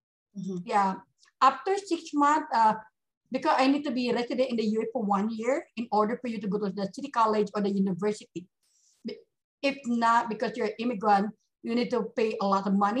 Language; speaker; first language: English; non-native, local second language; Hiligaynon